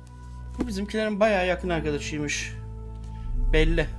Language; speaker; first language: Turkish; native; Turkish